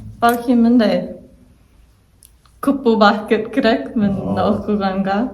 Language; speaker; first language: Kyrgyz; non-native, learner; English